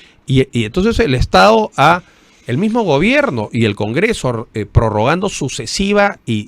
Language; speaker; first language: Spanish; native; Spanish